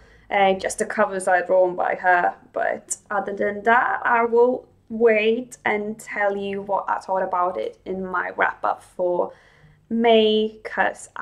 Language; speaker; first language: English; non-native, fluent; Swedish